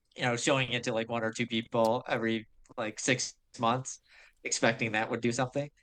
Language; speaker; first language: English; native; English